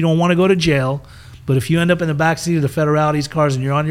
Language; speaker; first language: English; early bilingual, other home language; German